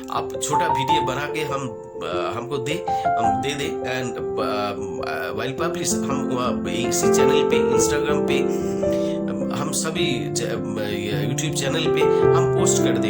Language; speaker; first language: Hindi; non-native, local second language; Bangla